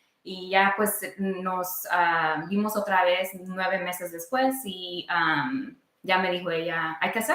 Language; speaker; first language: Spanish; early bilingual, heritage; Spanish